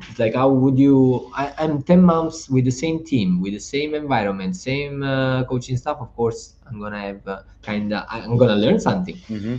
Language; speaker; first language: English; non-native, fluent; Italian